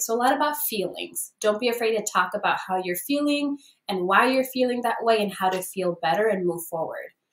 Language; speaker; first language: English; early bilingual, other home language; Spanish